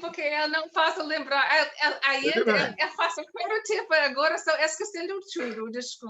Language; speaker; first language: Portuguese; non-native, learner; English